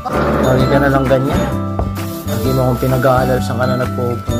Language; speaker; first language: Filipino; native; Filipino